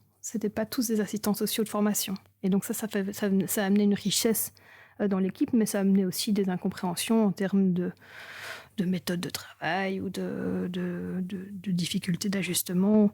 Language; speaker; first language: French; native; French